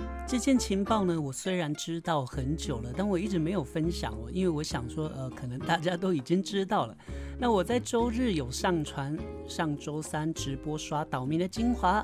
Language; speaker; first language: Chinese; native; Chinese